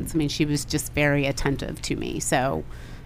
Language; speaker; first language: English; native; English